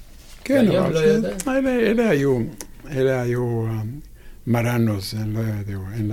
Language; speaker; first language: Hebrew; non-native, learner; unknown